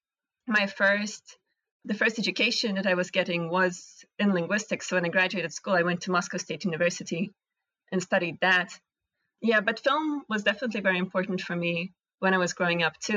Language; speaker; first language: English; non-native, fluent; Russian